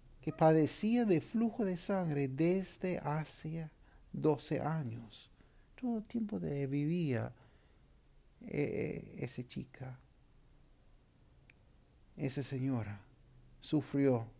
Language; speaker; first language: Spanish; non-native, fluent; English